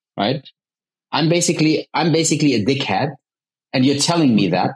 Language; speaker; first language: English; early bilingual, heritage; Arabic